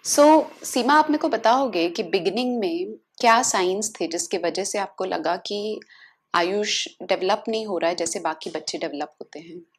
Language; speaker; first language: Hindi; native; Hindi